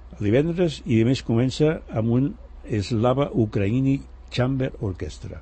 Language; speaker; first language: Catalan; native; Catalan